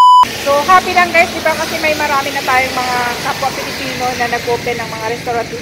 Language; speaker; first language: Filipino; native; Filipino